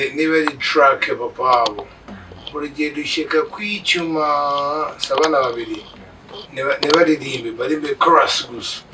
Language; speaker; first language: Kinyarwanda; early bilingual, heritage; Kinyarwanda